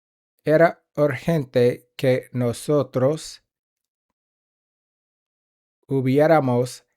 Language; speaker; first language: Spanish; non-native, learner; English